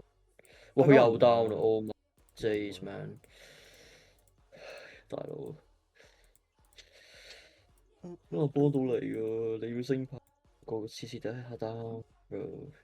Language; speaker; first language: Chinese; early bilingual, heritage; Cantonese